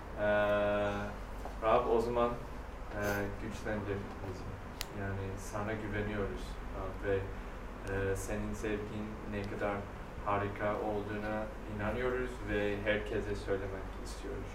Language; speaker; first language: Turkish; non-native, fluent; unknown